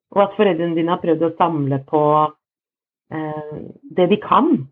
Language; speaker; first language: Norwegian; native; Norwegian